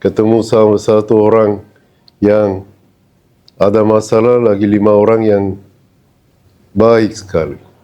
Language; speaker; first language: Indonesian; non-native, fluent; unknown